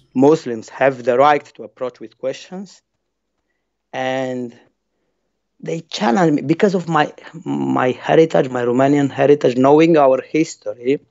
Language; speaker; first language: English; non-native, fluent; Romanian